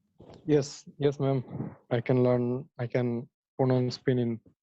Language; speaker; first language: English; non-native, learner; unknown